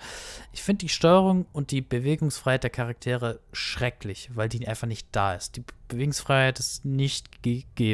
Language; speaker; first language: German; native; German